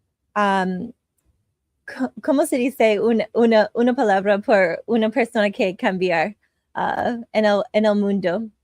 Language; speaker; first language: Spanish; non-native, learner; English